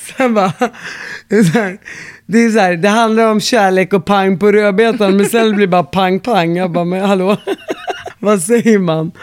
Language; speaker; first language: Swedish; early bilingual, other home language; Arabic